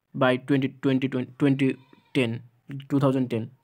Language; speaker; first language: English; non-native, local second language; Bangla